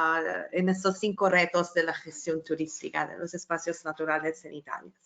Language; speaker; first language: Spanish; non-native, fluent; Italian